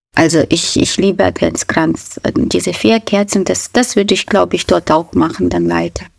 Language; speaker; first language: German; non-native, fluent; Russian